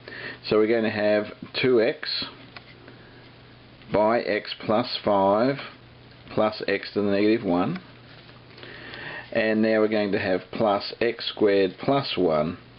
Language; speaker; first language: English; native; English